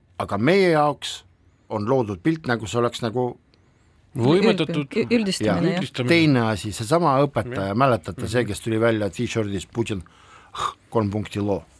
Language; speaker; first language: Estonian; non-native, local second language; Russian